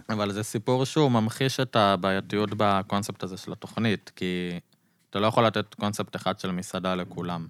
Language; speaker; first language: Hebrew; native; Hebrew